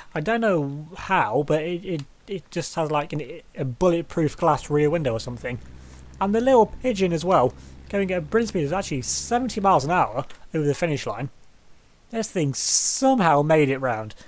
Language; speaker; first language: English; native; English